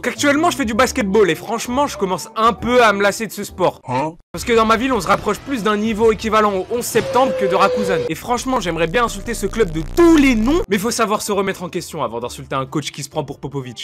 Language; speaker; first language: French; native; French